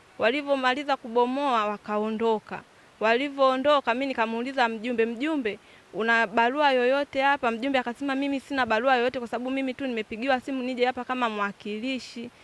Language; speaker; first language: Swahili; native; Swahili